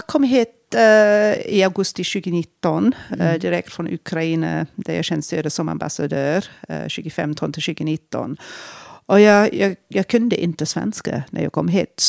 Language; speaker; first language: Swedish; non-native, fluent; English